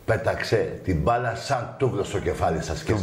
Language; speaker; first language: Greek; native; Greek